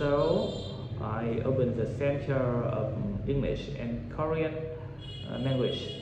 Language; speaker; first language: English; non-native, learner; Vietnamese